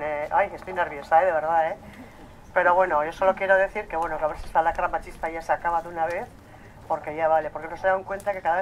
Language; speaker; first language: Spanish; native; Spanish